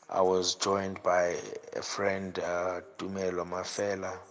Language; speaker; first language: English; non-native, local second language; Southern Sotho